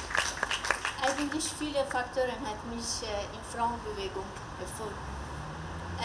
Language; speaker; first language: German; non-native, learner; Persian